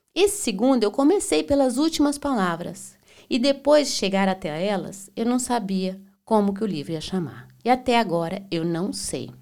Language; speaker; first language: Portuguese; native; Portuguese